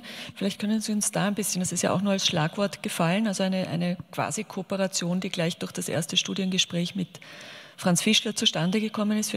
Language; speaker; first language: German; native; German